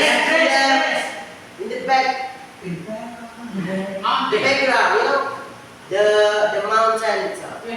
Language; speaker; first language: English; non-native, learner; Indonesian